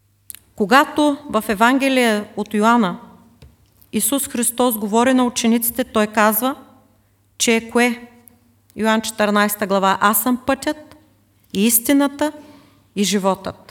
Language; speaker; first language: Bulgarian; native; Bulgarian